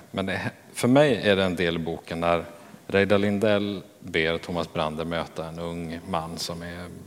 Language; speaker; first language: Swedish; native; Swedish